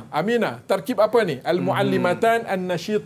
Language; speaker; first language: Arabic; non-native, fluent; Malay